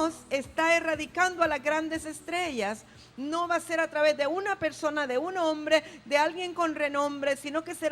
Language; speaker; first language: Spanish; native; Spanish